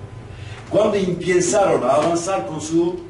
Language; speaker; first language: Spanish; non-native, fluent; Kurdish